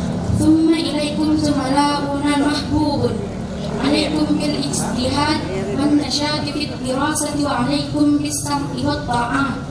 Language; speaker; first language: Arabic; non-native, learner; Indonesian